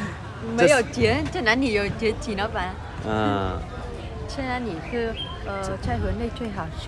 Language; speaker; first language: Chinese; non-native, learner; Vietnamese